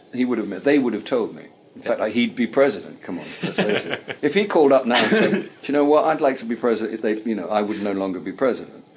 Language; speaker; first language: English; native; English